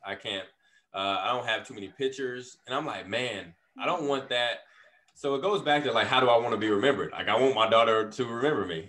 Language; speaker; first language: English; native; English